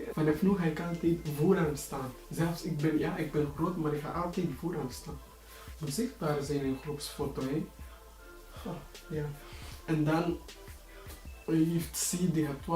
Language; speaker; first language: Dutch; early bilingual, other home language; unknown